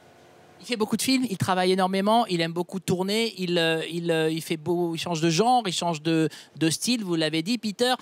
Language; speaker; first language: French; native; French